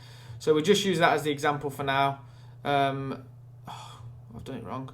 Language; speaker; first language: English; native; English